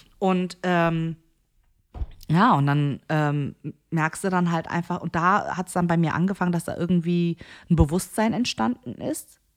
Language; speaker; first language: German; early bilingual, other home language; Korean